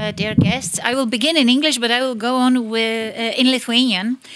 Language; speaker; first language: English; non-native, fluent; Lithuanian